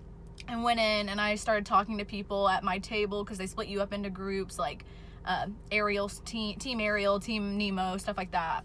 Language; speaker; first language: English; native; English